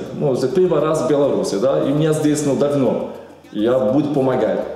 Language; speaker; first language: Russian; non-native, learner; Portuguese